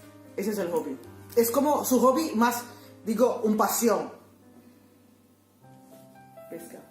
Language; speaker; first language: Spanish; non-native, fluent; Papiamento